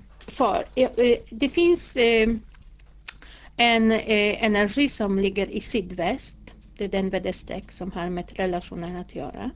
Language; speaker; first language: Swedish; non-native, fluent; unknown